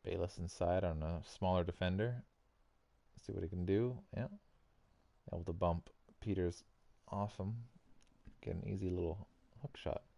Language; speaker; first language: English; native; English